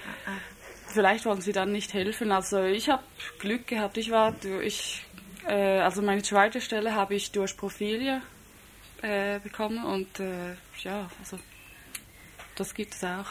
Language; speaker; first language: German; non-native, fluent; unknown